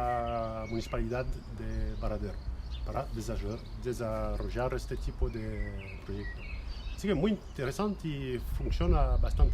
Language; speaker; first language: Spanish; non-native, fluent; French